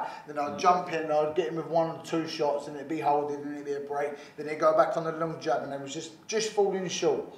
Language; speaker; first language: English; native; English